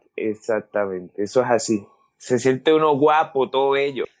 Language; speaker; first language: Spanish; native; Spanish